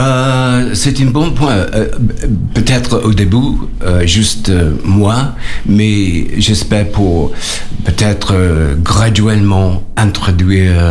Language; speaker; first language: French; non-native, learner; English